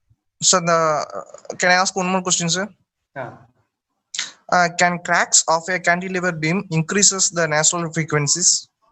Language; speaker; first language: English; non-native, local second language; Tamil